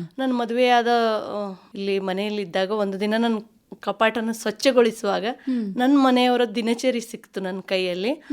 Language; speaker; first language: Kannada; non-native, local second language; Lambadi